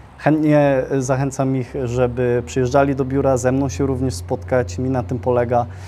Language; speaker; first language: Polish; early bilingual, heritage; Polish